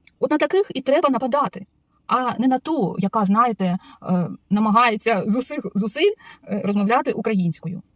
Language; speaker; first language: Ukrainian; non-native, local second language; Russian